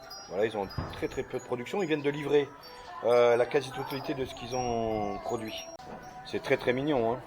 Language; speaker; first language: French; native; French